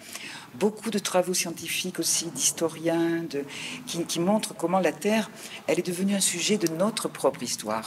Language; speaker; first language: French; native; French